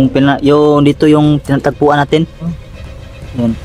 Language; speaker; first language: Filipino; native; Filipino